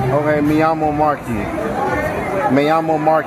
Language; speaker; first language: Spanish; non-native, learner; English